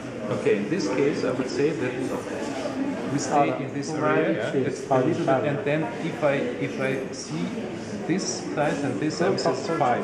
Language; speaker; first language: English; non-native, learner; German